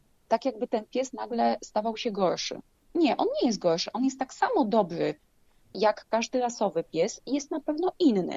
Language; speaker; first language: Polish; native; Polish